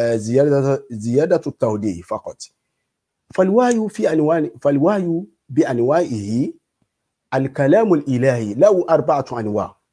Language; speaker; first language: Arabic; non-native, fluent; Yoruba